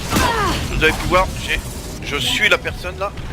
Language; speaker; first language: French; native; French